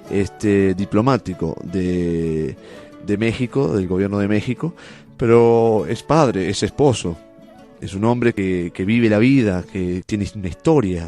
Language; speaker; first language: Spanish; native; Spanish